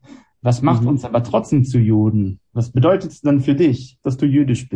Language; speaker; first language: German; non-native, fluent; Hebrew